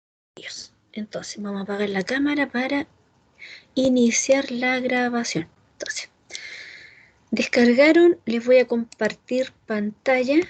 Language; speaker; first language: Spanish; native; Spanish